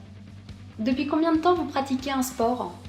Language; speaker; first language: French; native; French